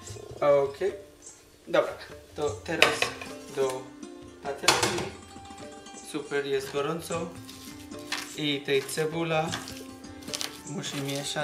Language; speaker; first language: Polish; non-native, learner; Bangla